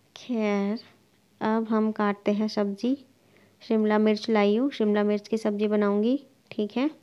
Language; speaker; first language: Hindi; native; Hindi